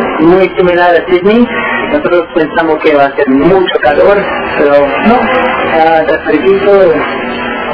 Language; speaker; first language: Spanish; early bilingual, heritage; Spanish